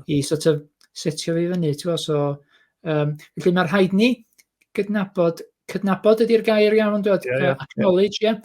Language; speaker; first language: Welsh; native; Welsh